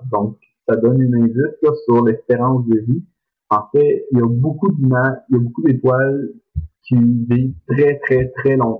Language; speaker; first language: French; native; French